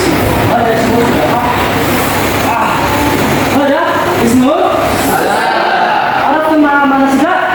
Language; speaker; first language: Arabic; non-native, fluent; Indonesian